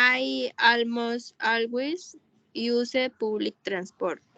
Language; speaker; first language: English; non-native, learner; Spanish